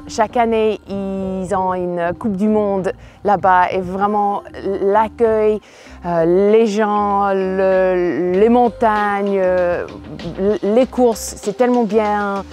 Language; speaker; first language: French; non-native, fluent; English